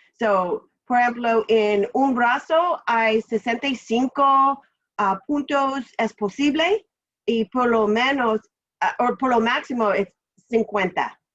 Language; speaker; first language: Spanish; non-native, learner; English